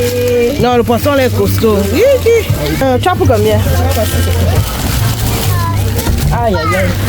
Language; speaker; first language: French; non-native, learner; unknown